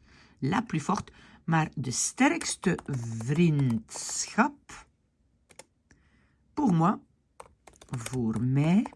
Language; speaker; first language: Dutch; non-native, fluent; French